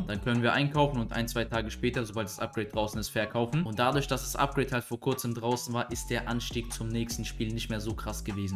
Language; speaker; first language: German; native; German